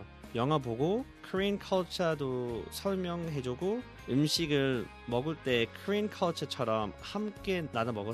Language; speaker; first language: Korean; early bilingual, heritage; Korean